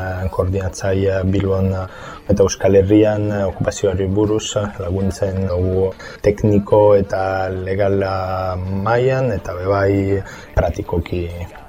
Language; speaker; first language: Basque; non-native, fluent; Italian